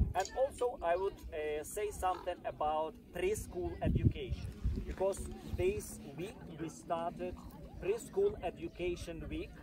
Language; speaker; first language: English; non-native, fluent; Ukrainian